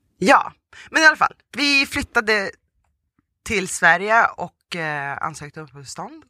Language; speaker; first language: Swedish; early bilingual, other home language; Russian